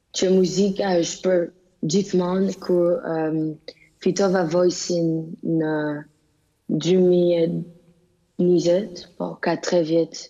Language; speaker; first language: Albanian; early bilingual, heritage; Albanian